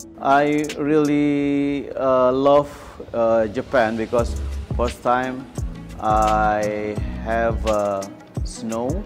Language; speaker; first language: English; non-native, learner; Indonesian